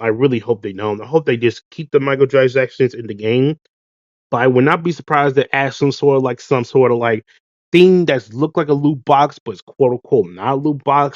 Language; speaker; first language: English; native; English